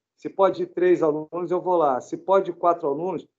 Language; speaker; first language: Portuguese; native; Portuguese